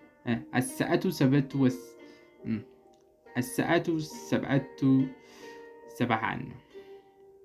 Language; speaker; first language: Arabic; non-native, fluent; Amharic